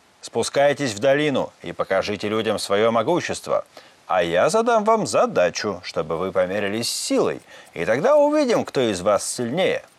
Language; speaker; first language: Russian; native; Russian